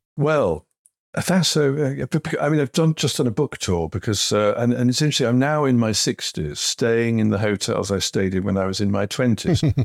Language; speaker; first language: English; native; English